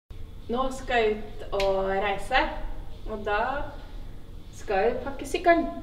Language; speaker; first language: Norwegian; native; Norwegian